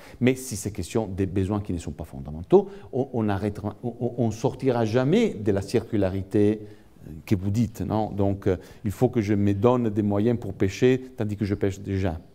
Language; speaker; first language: French; non-native, fluent; Italian